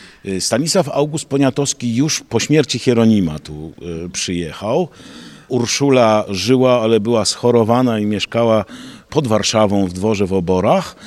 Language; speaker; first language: Polish; native; Polish